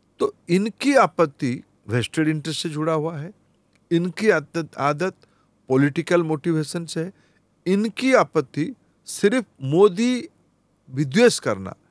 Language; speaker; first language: Hindi; non-native, local second language; Odia